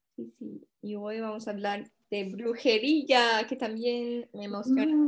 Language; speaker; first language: Spanish; early bilingual, heritage; Spanish